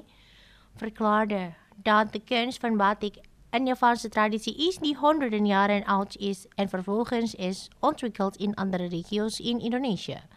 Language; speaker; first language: Dutch; non-native, fluent; Indonesian